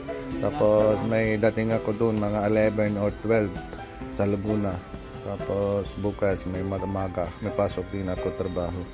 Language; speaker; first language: Filipino; non-native, learner; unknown